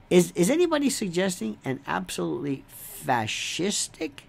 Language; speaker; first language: English; native; English